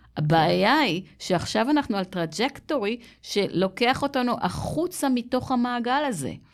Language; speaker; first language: Hebrew; native; Hebrew